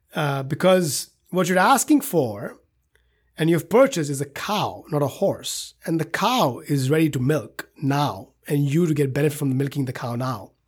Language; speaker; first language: English; non-native, local second language; Hindi